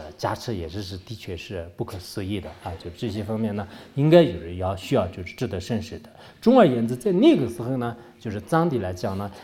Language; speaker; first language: Chinese; non-native, local second language; Tibetan